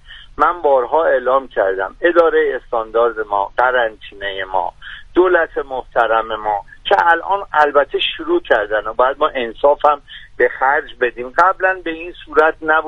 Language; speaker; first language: Persian; native; Persian